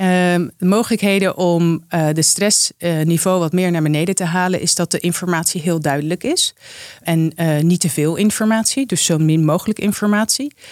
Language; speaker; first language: Dutch; native; Dutch